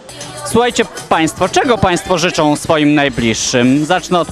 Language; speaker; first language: Polish; native; Polish